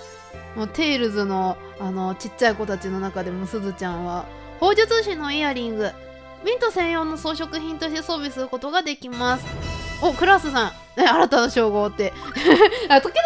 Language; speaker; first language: Japanese; native; Japanese